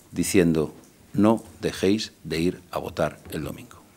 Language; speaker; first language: Spanish; native; Spanish